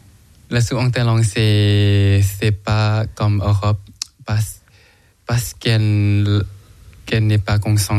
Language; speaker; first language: French; non-native, learner; Thai